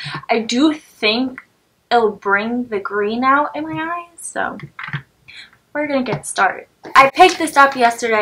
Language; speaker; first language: English; native; English